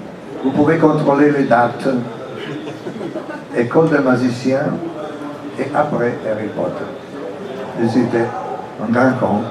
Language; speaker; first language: French; non-native, fluent; Italian